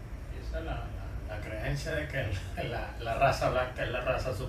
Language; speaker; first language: Spanish; native; Spanish